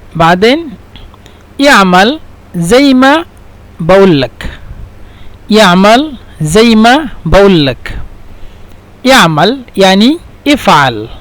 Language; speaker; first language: Egyptian Arabic; non-native, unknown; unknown